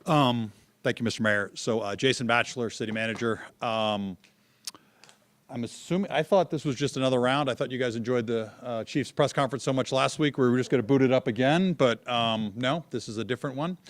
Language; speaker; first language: English; native; English